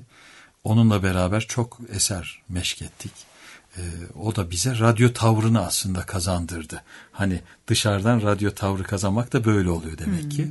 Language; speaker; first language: Turkish; native; Turkish